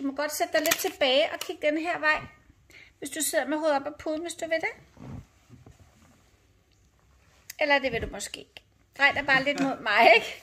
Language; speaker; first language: Danish; native; Danish